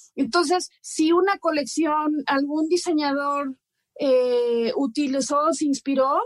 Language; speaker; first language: Spanish; native; Spanish